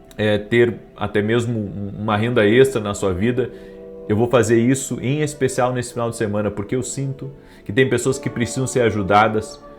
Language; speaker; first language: Portuguese; native; Portuguese